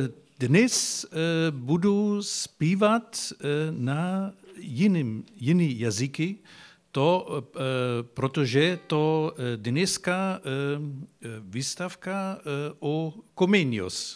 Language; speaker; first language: Czech; non-native, learner; Dutch